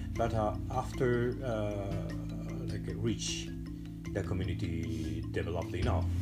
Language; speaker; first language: English; non-native, fluent; Japanese